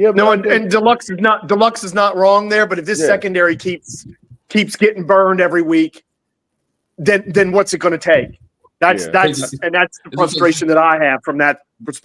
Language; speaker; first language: English; native; English